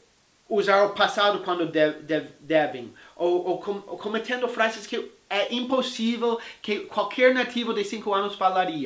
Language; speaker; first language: Portuguese; non-native, fluent; English